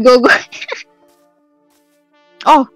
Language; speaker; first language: English; non-native, learner; Indonesian